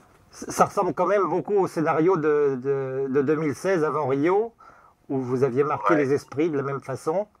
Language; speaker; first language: French; native; French